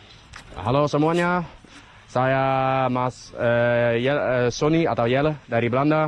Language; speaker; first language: Indonesian; non-native, learner; Dutch